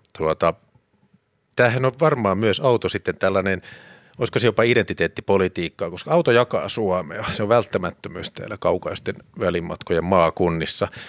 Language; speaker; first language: Finnish; native; Finnish